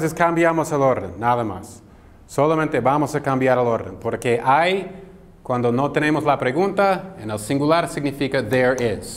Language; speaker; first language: Spanish; non-native, fluent; English